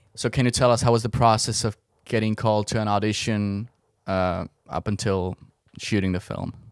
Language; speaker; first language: English; non-native, fluent; Estonian